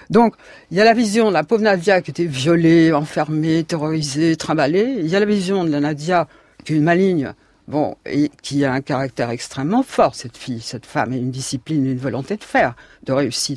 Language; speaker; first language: French; native; French